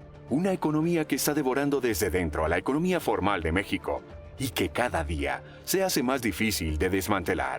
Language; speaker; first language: Spanish; native; Spanish